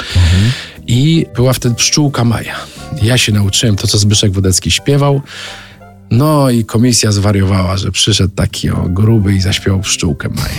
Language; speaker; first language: Polish; native; Polish